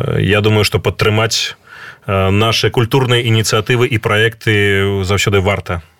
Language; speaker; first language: Belarusian; native; Belarusian